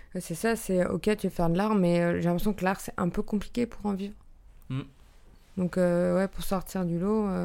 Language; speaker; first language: French; native; French